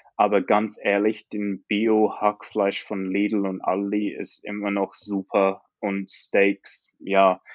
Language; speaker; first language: German; non-native, fluent; English